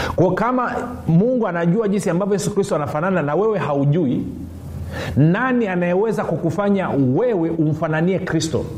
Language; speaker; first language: Swahili; native; Swahili